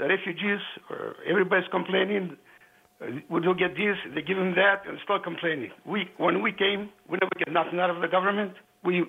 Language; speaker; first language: English; non-native, fluent; Greek